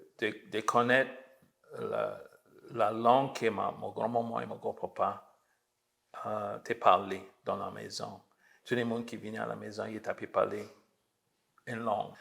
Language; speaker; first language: French; early bilingual, heritage; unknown